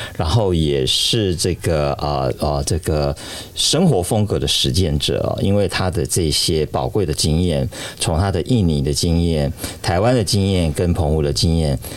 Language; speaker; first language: Chinese; native; Chinese